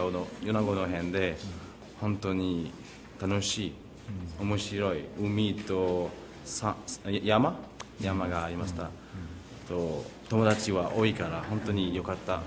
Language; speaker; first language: Japanese; non-native, learner; French